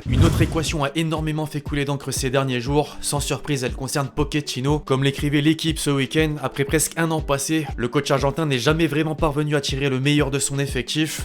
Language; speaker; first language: French; native; French